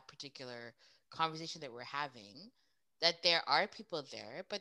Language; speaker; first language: English; native; English